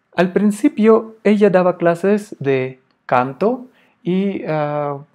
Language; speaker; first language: Spanish; non-native, fluent; Russian